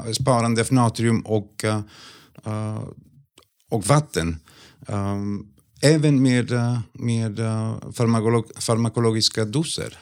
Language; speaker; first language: Swedish; non-native, fluent; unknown